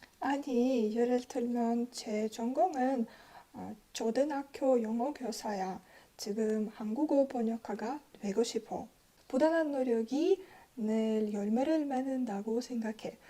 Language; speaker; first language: Korean; non-native, learner; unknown